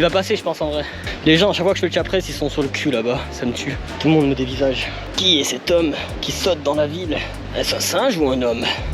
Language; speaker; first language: French; native; French